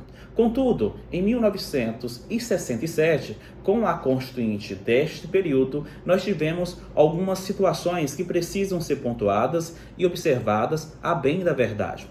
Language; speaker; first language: Portuguese; native; Portuguese